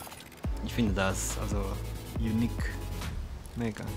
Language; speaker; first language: German; non-native, fluent; English